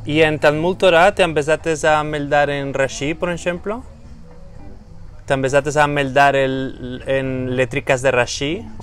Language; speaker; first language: Spanish; non-native, fluent; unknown